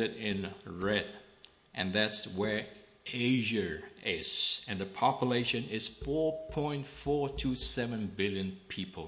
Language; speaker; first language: English; non-native, local second language; Min Nan Chinese